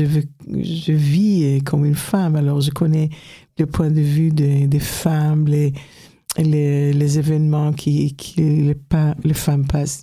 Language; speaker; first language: French; non-native, fluent; Hebrew